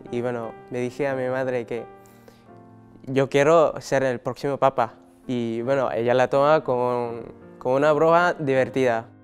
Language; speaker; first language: Spanish; non-native, learner; Cebuano